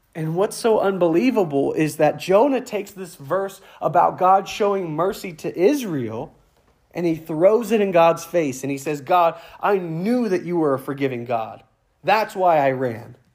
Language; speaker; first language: English; native; English